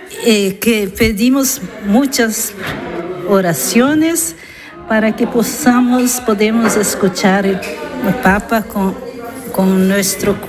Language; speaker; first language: Spanish; non-native, learner; Italian